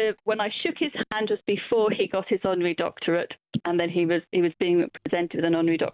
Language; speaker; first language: English; native; English